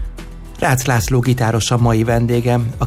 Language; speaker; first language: Hungarian; native; Hungarian